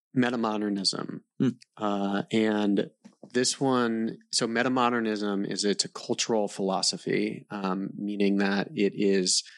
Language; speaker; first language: English; native; English